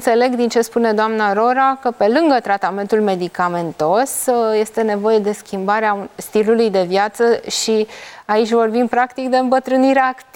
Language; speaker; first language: Romanian; native; Romanian